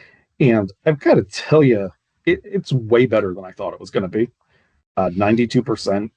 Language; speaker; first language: English; native; English